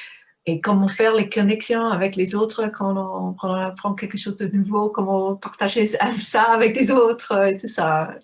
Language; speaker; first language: French; non-native, fluent; English